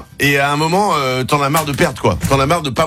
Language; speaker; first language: French; native; French